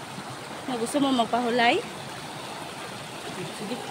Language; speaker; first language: Filipino; non-native, local second language; Cebuano